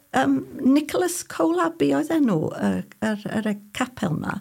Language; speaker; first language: Welsh; non-native, fluent; English